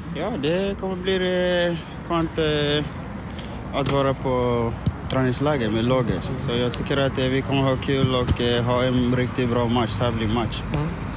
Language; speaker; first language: Swedish; non-native, fluent; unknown